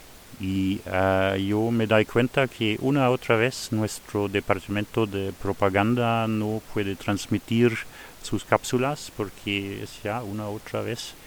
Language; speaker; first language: Spanish; non-native, fluent; Luxembourgish